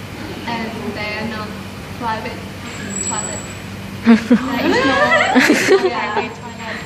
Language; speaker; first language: English; non-native, learner; Thai